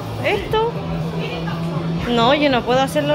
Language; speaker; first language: Spanish; native; Spanish